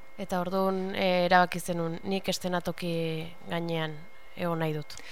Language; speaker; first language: Basque; native; Basque